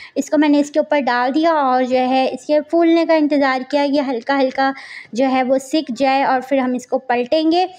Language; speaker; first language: Hindi; native; Hindi